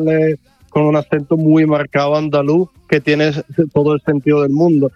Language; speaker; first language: Spanish; non-native, fluent; Italian